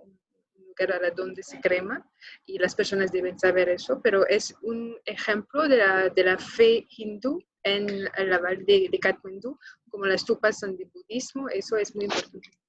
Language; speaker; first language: Spanish; non-native, fluent; French